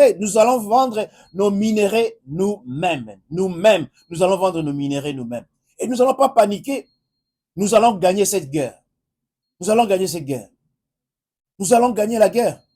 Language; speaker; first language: French; non-native, local second language; Lingala